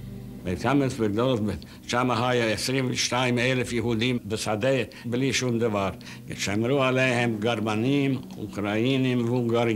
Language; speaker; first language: Hebrew; non-native, fluent; Yiddish